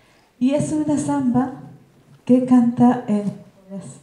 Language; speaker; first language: Spanish; non-native, learner; Japanese